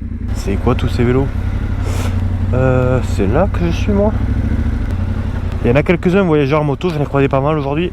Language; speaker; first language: French; native; French